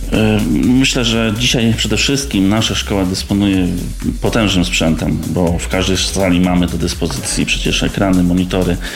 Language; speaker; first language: Polish; native; Polish